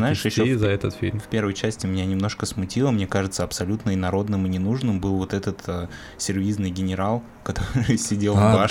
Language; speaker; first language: Russian; native; Russian